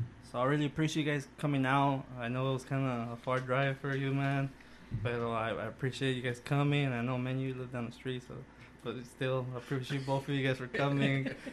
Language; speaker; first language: English; early bilingual, other home language; Spanish